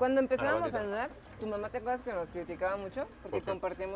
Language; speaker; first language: Spanish; native; Spanish